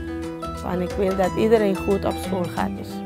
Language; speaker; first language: Dutch; non-native, local second language; Papiamento